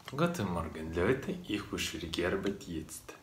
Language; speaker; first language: German; non-native, learner; Russian